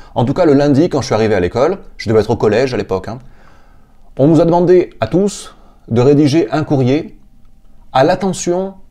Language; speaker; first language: French; native; French